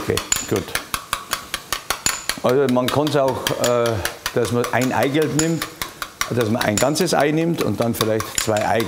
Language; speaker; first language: German; native; German